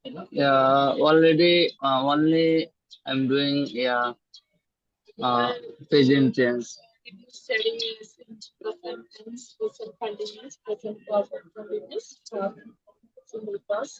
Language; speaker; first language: English; non-native, learner; Bangla